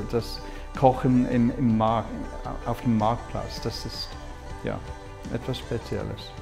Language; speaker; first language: German; non-native, fluent; English